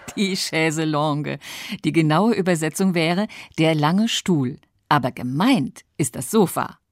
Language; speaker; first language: German; native; German